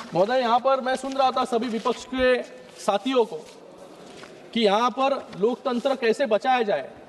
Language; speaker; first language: Hindi; non-native, local second language; Marathi